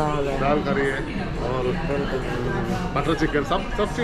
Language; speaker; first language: Hindi; non-native, local second language; Malayalam